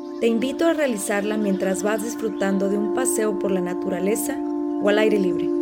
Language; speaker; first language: Spanish; native; Spanish